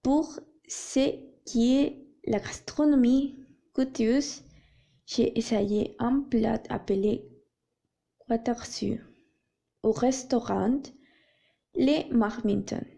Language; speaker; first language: French; non-native, learner; Spanish